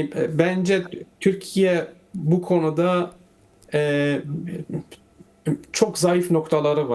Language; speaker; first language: Turkish; non-native, fluent; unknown